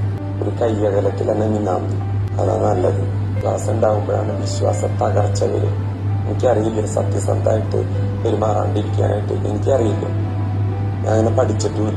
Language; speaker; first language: Malayalam; native; Malayalam